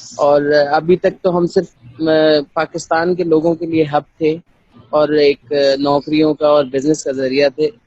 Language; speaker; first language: Urdu; native; Urdu